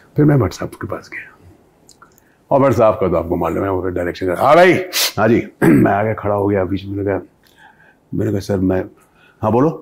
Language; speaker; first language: Hindi; native; Hindi